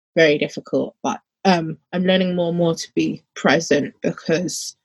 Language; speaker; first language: English; native; English